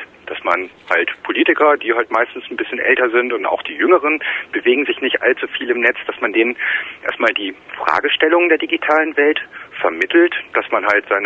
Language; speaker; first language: German; native; German